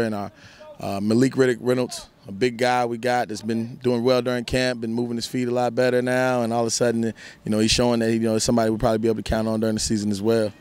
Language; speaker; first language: English; native; English